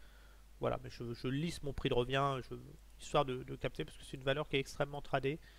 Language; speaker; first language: French; native; French